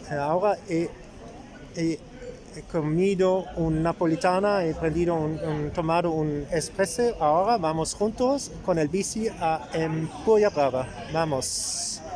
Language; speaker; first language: Spanish; non-native, learner; German